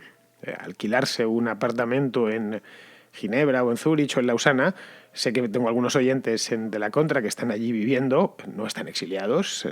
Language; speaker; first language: Spanish; native; Spanish